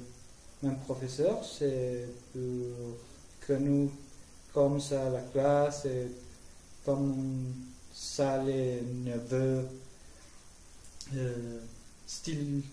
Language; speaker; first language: French; non-native, learner; Spanish